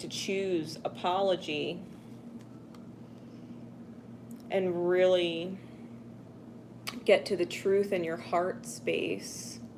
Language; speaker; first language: English; native; English